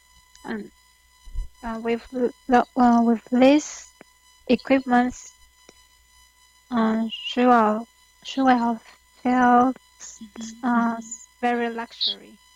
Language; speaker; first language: English; non-native, learner; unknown